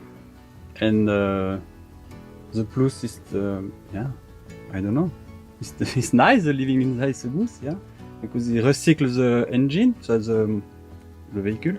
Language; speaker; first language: English; non-native, learner; French